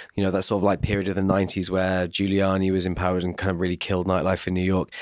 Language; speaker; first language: English; native; English